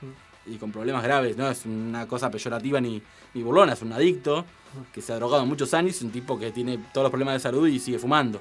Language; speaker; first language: Spanish; native; Spanish